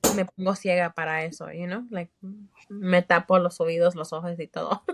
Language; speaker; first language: Spanish; early bilingual, heritage; Spanish